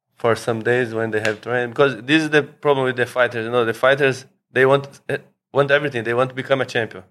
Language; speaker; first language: English; non-native, learner; Portuguese